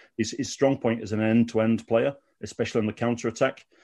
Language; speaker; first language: English; native; English